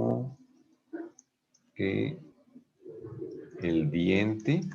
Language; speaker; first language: Spanish; native; Spanish